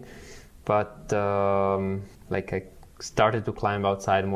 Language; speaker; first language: English; non-native, fluent; Italian